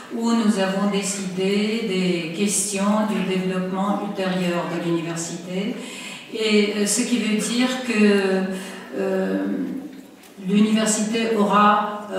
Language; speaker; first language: French; non-native, fluent; Armenian